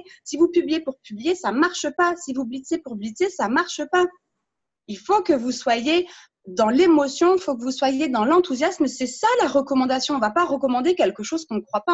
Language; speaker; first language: French; native; French